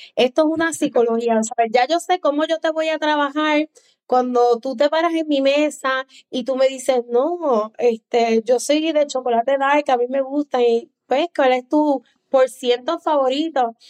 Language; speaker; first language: Spanish; native; Spanish